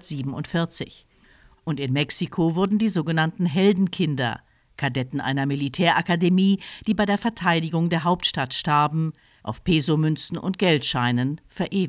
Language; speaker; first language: German; native; German